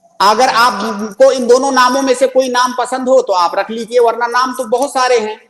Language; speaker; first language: Urdu; native; Urdu